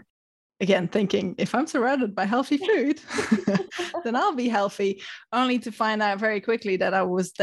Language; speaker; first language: English; non-native, fluent; Dutch